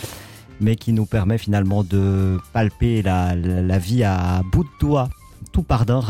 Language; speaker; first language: French; native; French